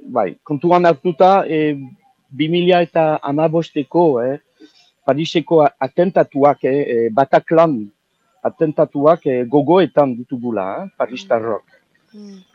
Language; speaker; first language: Basque; non-native, local second language; French